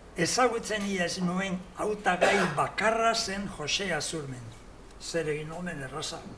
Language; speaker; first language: Basque; non-native, local second language; Spanish